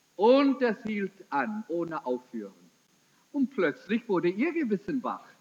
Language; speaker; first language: German; early bilingual, heritage; German